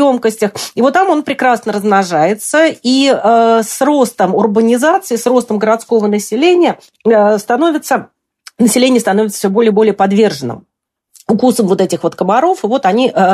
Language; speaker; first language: Russian; native; Russian